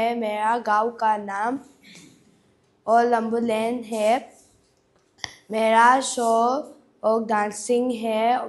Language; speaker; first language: Hindi; non-native, local second language; Manipuri